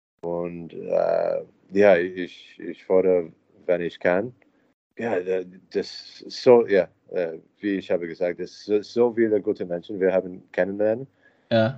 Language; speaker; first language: German; non-native, learner; English